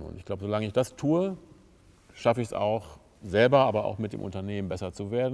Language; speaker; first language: German; native; German